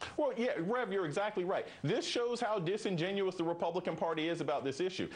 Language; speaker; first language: English; native; English